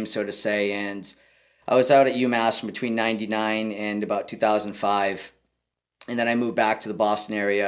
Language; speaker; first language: English; native; English